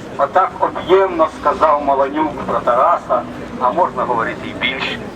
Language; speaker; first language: Ukrainian; native; Ukrainian